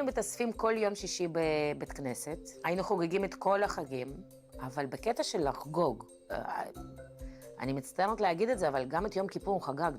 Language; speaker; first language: Hebrew; non-native, fluent; Russian